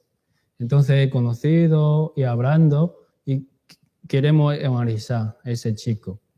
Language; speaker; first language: Spanish; non-native, learner; Chinese